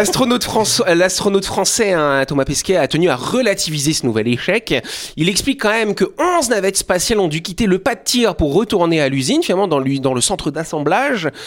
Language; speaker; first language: French; native; French